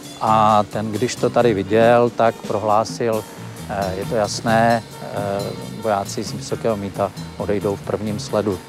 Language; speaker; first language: Czech; native; Czech